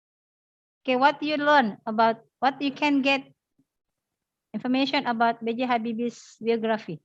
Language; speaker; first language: English; non-native, learner; Indonesian